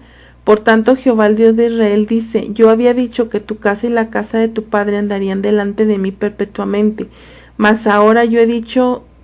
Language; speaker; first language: Spanish; native; Spanish